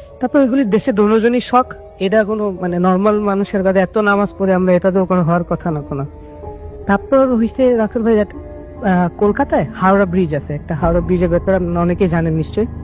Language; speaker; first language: Bangla; early bilingual, heritage; Bangla